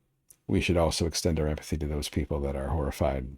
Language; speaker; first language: English; native; English